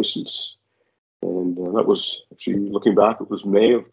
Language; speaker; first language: English; native; English